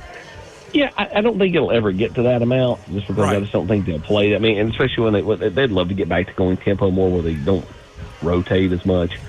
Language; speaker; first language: English; native; English